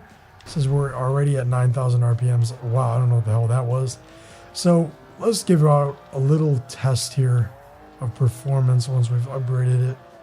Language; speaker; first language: English; native; English